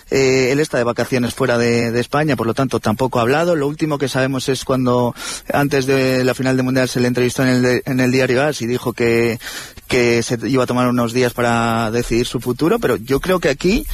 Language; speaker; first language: Spanish; native; Spanish